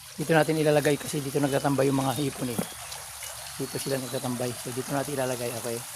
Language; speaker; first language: Filipino; non-native, local second language; Pangasinan